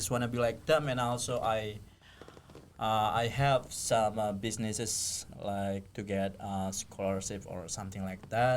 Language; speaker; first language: English; non-native, fluent; Indonesian